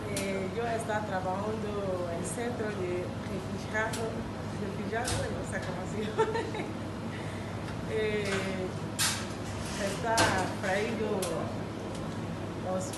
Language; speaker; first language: Spanish; non-native, learner; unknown